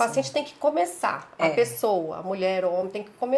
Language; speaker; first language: Portuguese; native; Portuguese